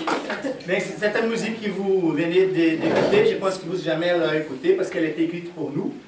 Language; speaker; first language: French; non-native, fluent; Portuguese